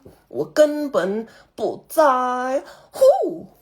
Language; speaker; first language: Chinese; non-native, learner; Korean